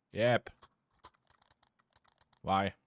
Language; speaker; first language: English; non-native, learner; Czech